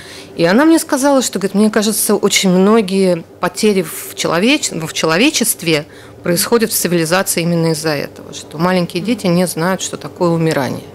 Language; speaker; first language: Russian; native; Russian